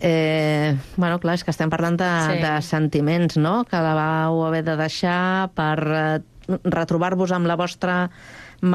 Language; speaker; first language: Catalan; native; Catalan